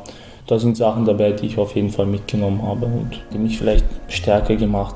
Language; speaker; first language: German; early bilingual, other home language; Chechen